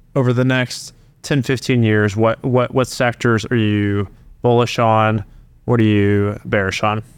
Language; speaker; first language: English; native; English